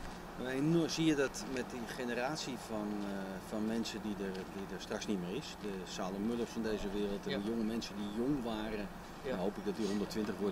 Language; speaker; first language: Dutch; native; Dutch